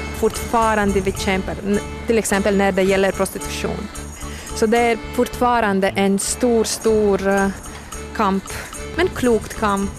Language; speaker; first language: Swedish; non-native, fluent; Latvian